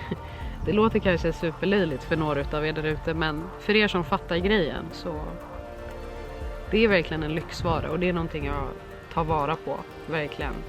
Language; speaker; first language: Swedish; native; Swedish